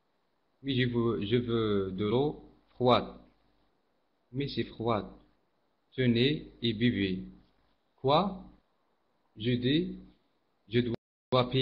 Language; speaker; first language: French; non-native, learner; Arabic